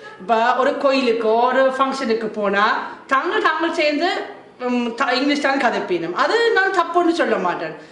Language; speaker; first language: Tamil; non-native, fluent; German